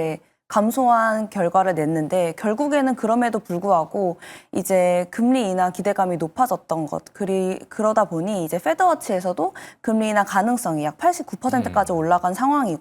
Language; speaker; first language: Korean; native; Korean